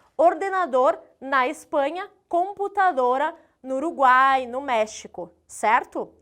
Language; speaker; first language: Portuguese; native; Portuguese